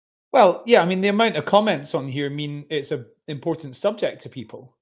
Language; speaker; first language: English; native; English